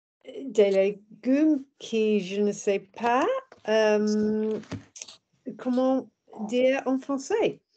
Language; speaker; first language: French; non-native, learner; English